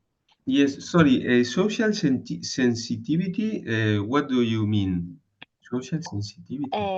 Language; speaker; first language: English; non-native, learner; Spanish